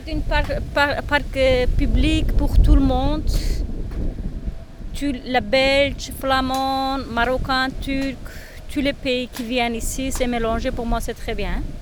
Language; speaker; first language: French; non-native, learner; Turkish